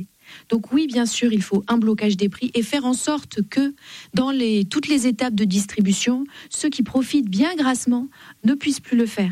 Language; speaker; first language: French; native; French